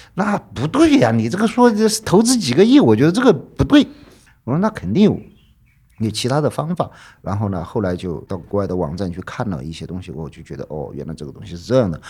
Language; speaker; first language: Chinese; native; Chinese